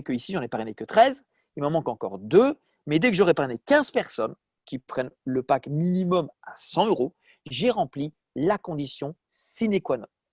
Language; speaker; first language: French; native; French